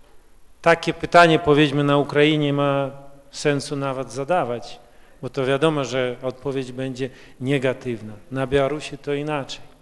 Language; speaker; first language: Polish; early bilingual, heritage; Russian